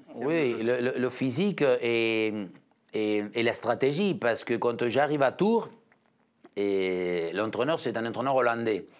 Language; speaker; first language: French; non-native, fluent; Spanish